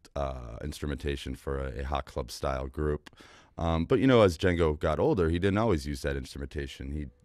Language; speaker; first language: English; native; English